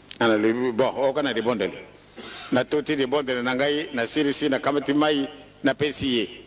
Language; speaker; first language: Lingala; non-native, local second language; Kituba (Democratic Republic of Congo)